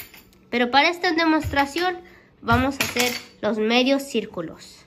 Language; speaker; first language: Spanish; early bilingual, heritage; Spanish